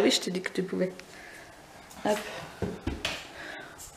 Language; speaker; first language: French; native; French